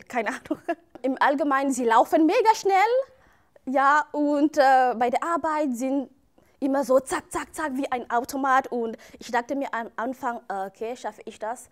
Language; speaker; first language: German; non-native, fluent; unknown